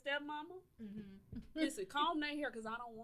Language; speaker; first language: English; native; English